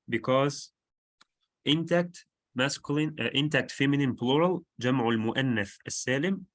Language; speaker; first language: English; non-native, fluent; Arabic